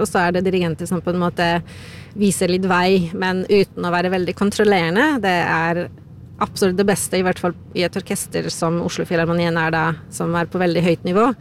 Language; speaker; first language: Norwegian; non-native, fluent; Polish